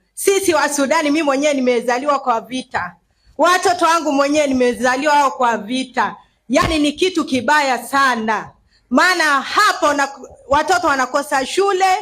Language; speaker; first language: Swahili; non-native, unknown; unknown